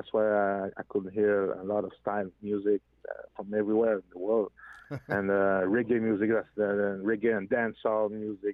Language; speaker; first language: English; non-native, fluent; French